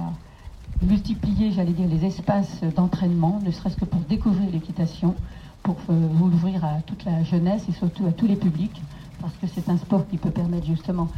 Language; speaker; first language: French; native; French